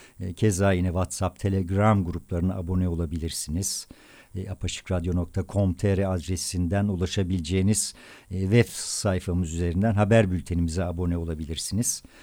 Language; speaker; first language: Turkish; native; Turkish